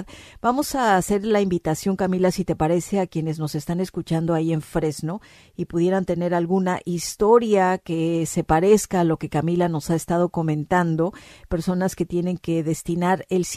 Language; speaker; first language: Spanish; native; Spanish